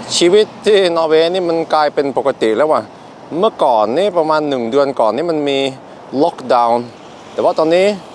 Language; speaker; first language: Thai; non-native, fluent; Norwegian